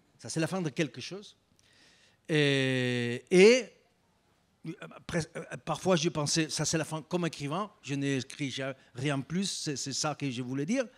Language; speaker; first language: French; non-native, fluent; Spanish